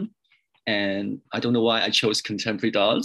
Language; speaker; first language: English; non-native, local second language; Cantonese